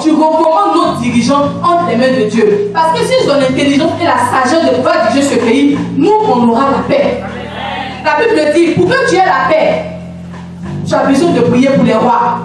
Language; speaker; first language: French; non-native, local second language; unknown